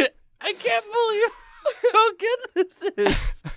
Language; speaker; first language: English; native; English